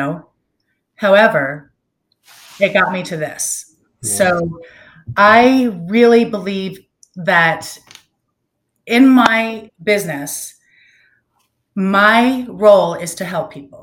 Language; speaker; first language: English; native; English